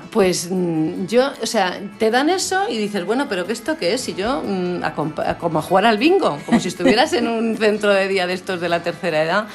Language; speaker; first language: Spanish; native; Spanish